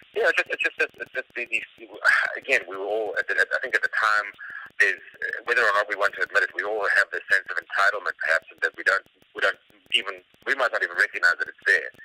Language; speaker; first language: English; native; English